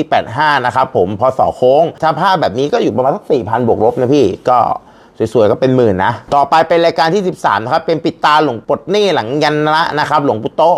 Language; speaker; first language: Thai; native; Thai